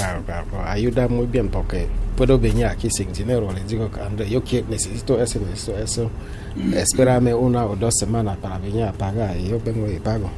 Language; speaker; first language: Spanish; non-native, fluent; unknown